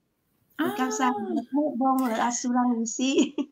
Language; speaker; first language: French; non-native, learner; Vietnamese